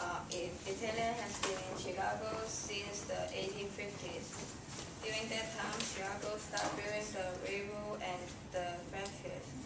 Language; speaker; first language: English; non-native, learner; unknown